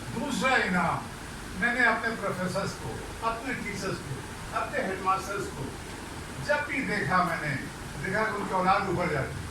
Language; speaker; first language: Urdu; native; Urdu